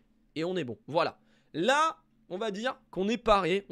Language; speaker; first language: French; native; French